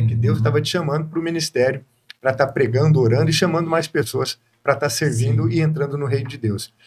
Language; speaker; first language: Portuguese; native; Portuguese